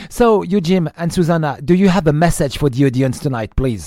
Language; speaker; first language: English; non-native, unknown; French